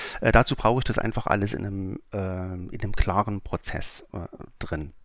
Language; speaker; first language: German; native; German